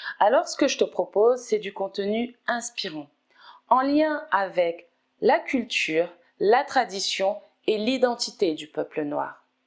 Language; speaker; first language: French; native; French